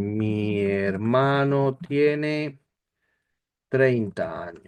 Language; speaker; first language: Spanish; non-native, learner; English